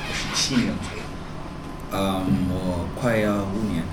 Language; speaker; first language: Chinese; non-native, learner; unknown